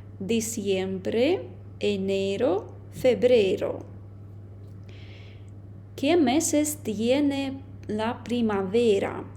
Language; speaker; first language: Spanish; non-native, fluent; Ukrainian